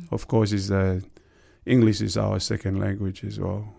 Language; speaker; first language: English; non-native, fluent; Tongan